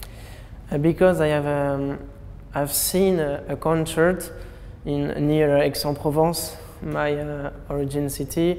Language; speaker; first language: English; non-native, learner; French